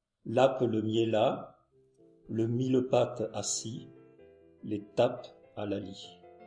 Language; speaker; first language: French; native; French